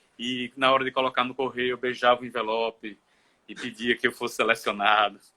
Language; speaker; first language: Portuguese; native; Portuguese